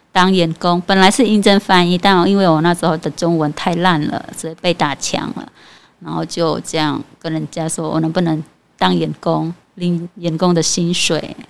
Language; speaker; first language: Chinese; non-native, fluent; Khmer